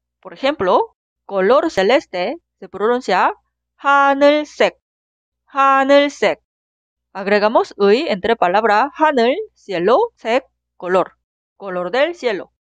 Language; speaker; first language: Spanish; non-native, fluent; Korean